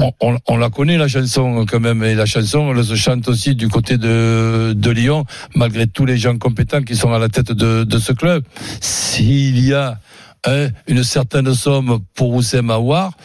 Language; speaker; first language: French; native; French